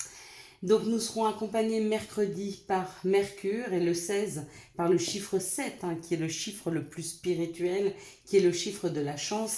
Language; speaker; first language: French; native; French